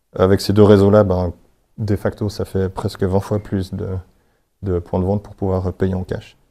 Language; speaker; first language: French; native; French